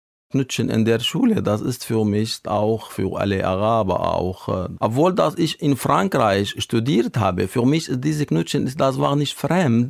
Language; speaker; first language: German; non-native, learner; Arabic